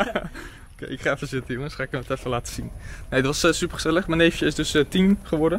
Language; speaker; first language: Dutch; native; Dutch